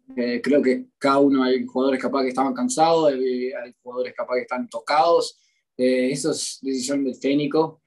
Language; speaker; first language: Spanish; early bilingual, heritage; Spanish